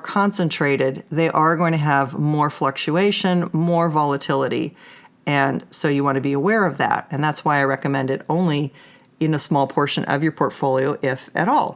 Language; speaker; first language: English; native; English